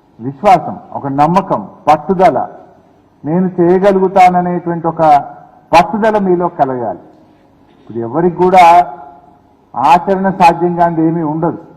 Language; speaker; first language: Telugu; native; Telugu